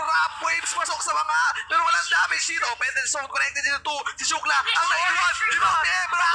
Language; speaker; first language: Filipino; native; Filipino